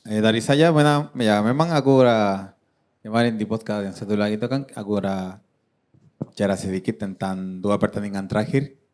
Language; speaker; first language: Indonesian; non-native, fluent; Dutch